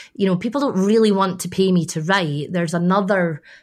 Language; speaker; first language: English; native; English